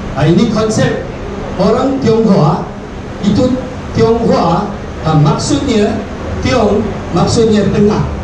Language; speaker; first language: Malay; non-native, local second language; Chinese